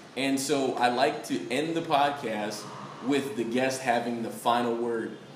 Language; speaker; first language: English; native; English